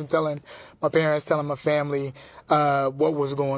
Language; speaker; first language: English; native; English